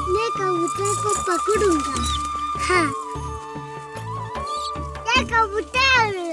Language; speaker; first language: Hindi; non-native, local second language; Balti